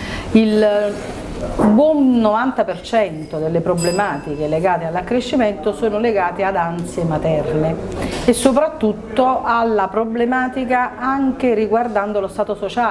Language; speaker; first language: Italian; native; Italian